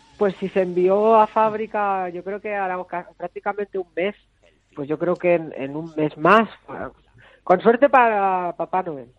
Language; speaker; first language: Spanish; native; Spanish